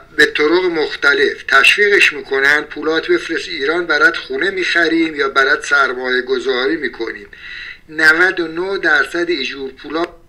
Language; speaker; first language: Persian; native; Persian